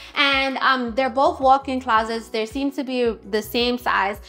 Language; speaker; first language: English; native; English